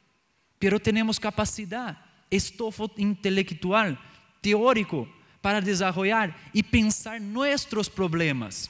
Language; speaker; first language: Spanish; non-native, learner; Portuguese